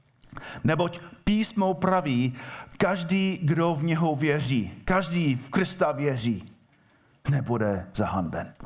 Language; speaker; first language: Czech; non-native, fluent; English